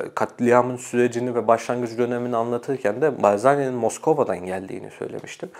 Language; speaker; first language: Turkish; early bilingual, heritage; Arabic